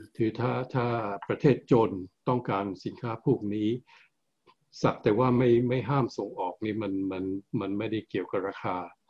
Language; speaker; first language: Thai; early bilingual, heritage; Thai